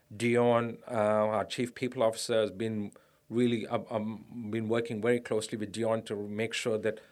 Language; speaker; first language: English; non-native, local second language; Tamil